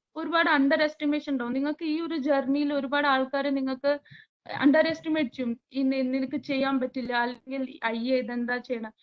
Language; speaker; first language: Malayalam; early bilingual, heritage; Malayalam